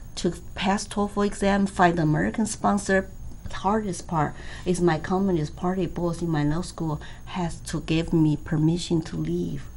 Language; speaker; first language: English; non-native, fluent; Chinese